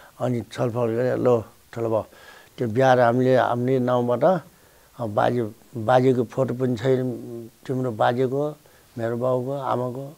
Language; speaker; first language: Nepali; non-native, local second language; Newari